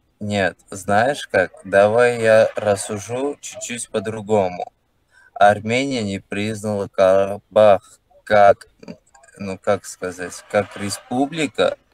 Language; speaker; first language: Russian; non-native, local second language; Armenian